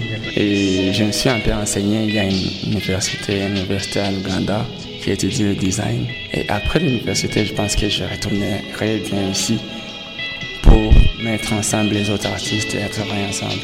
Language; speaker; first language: French; non-native, local second language; Rundi